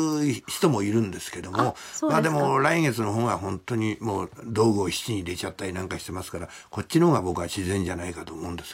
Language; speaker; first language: Japanese; native; Japanese